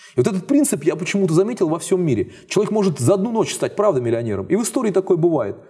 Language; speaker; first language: Russian; native; Russian